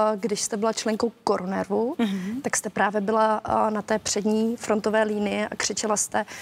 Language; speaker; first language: Czech; native; Czech